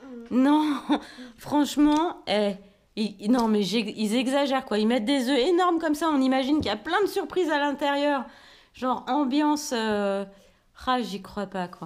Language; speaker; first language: French; native; French